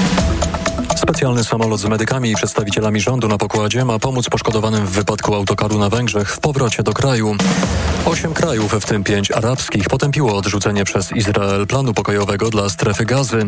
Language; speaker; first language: Polish; native; Polish